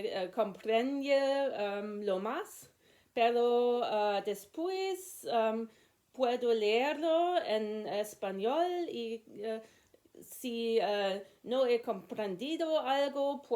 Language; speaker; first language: Spanish; non-native, learner; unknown